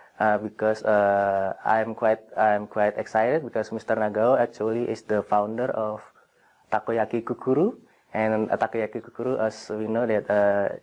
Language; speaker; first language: English; non-native, fluent; Indonesian